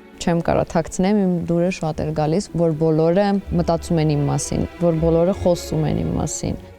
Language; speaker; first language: Armenian; early bilingual, heritage; Armenian